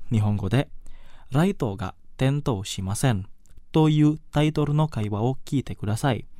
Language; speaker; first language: Japanese; non-native, fluent; Indonesian